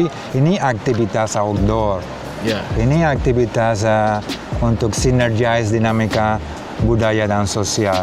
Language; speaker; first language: Indonesian; non-native, fluent; Spanish